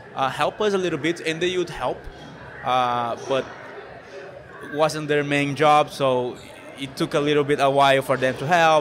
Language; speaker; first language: English; non-native, fluent; Portuguese